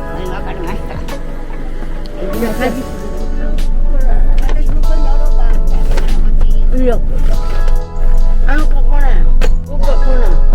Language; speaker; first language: Japanese; native; Japanese